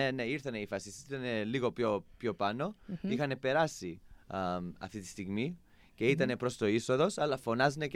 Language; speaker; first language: Greek; non-native, fluent; English